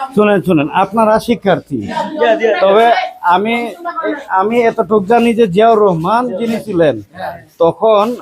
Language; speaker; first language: Bangla; non-native, local second language; Assamese